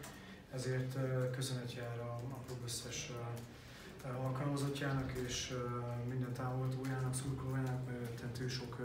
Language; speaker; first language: Hungarian; native; Hungarian